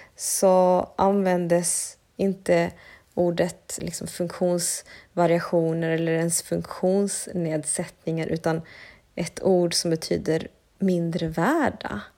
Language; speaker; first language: Swedish; early bilingual, other home language; Spanish